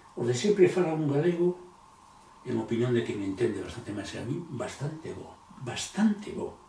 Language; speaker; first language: Galician; non-native, local second language; Spanish